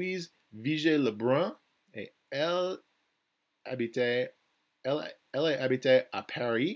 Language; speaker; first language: French; non-native, fluent; English